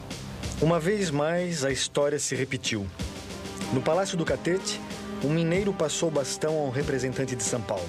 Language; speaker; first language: Portuguese; native; Portuguese